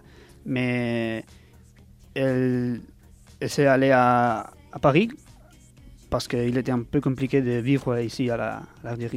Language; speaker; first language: French; early bilingual, heritage; Spanish